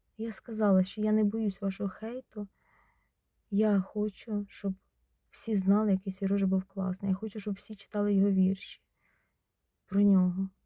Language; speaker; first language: Ukrainian; native; Ukrainian